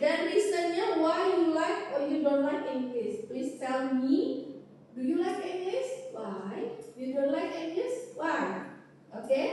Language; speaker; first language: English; non-native, fluent; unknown